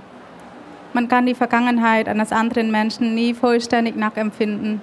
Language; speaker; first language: German; early bilingual, other home language; Vietnamese